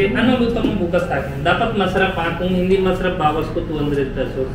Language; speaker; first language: Filipino; non-native, learner; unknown